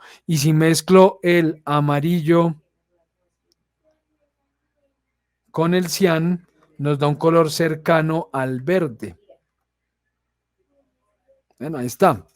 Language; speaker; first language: Spanish; native; Spanish